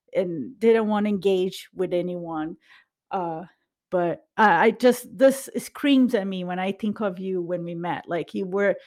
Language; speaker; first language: English; non-native, fluent; Portuguese